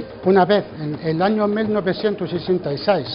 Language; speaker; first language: Spanish; non-native, learner; Arabic